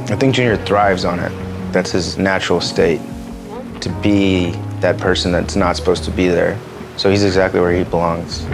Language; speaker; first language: English; native; English